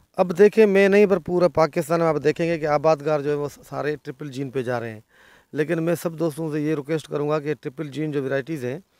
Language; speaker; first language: Urdu; non-native, local second language; Sindhi